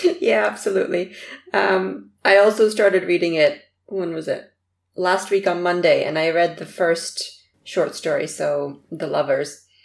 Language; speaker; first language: English; early bilingual, other home language; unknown